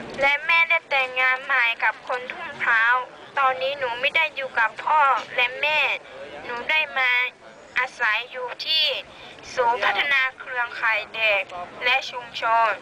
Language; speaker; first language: Thai; non-native, local second language; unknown